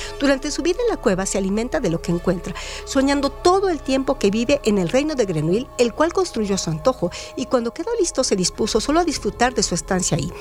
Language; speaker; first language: Spanish; native; Spanish